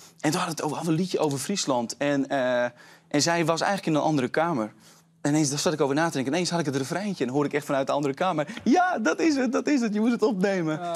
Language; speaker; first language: Dutch; non-native, local second language; Western Frisian